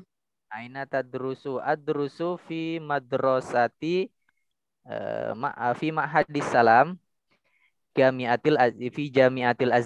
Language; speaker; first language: Arabic; non-native, fluent; Indonesian